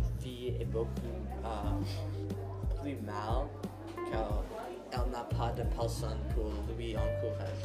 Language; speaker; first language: French; non-native, learner; English